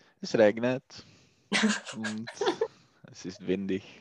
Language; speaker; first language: German; non-native, learner; Czech